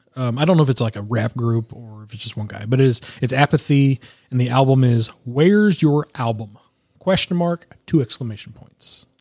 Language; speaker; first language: English; native; English